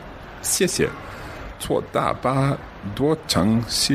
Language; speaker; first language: Chinese; non-native, learner; English